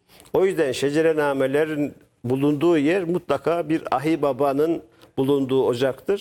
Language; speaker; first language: Turkish; native; Turkish